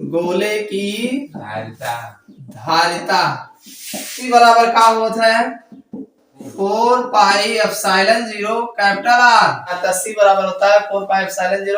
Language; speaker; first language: Hindi; native; Hindi